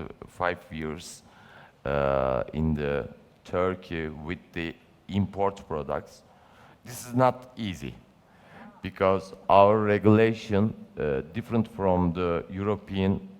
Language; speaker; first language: English; non-native, learner; Turkish